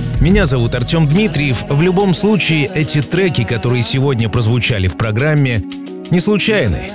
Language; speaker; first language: Russian; native; Russian